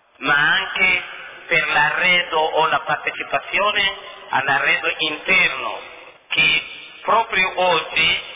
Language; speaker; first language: Italian; non-native, fluent; Portuguese